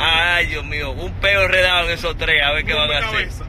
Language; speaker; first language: Spanish; early bilingual, heritage; Spanish